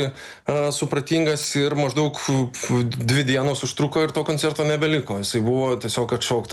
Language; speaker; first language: Lithuanian; native; Lithuanian